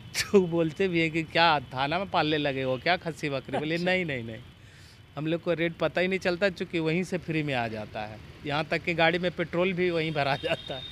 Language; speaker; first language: Hindi; native; Hindi